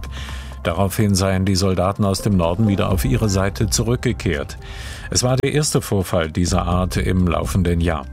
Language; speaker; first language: German; native; German